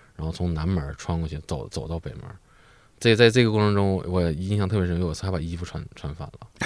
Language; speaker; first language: Chinese; native; Chinese